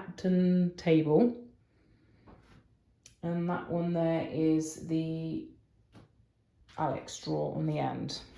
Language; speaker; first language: English; native; English